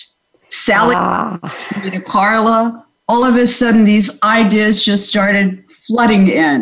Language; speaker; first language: English; native; English